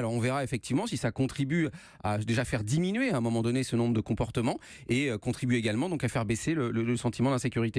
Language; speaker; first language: French; native; French